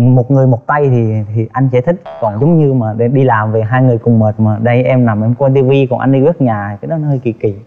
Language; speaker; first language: Vietnamese; native; Vietnamese